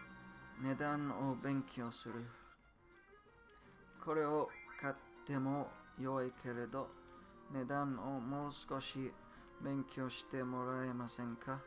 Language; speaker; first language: Japanese; non-native, learner; English